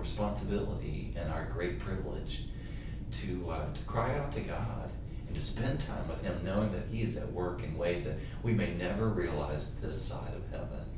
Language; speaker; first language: English; native; English